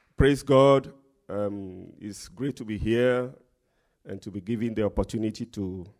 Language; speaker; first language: English; non-native, fluent; Ewe